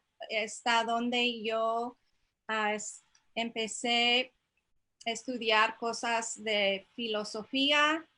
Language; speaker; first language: Spanish; non-native, fluent; English